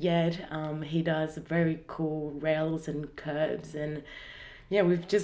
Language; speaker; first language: English; non-native, fluent; Spanish